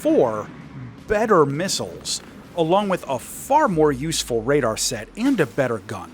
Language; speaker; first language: English; native; English